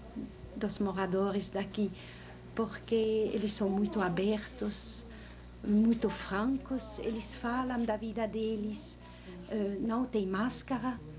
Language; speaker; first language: Portuguese; non-native, fluent; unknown